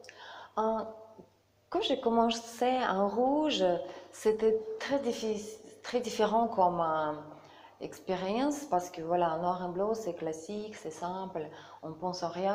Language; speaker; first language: French; non-native, learner; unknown